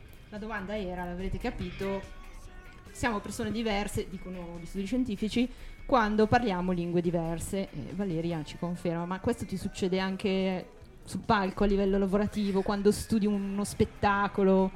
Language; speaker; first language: Italian; native; Italian